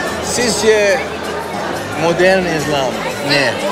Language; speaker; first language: Turkish; non-native, learner; Dutch